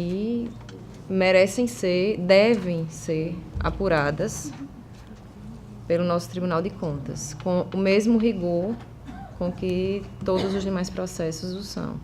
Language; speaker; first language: Portuguese; native; Portuguese